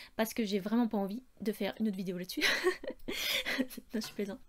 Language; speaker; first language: French; native; French